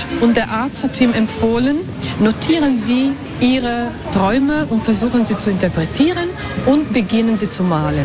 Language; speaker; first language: German; non-native, fluent; Italian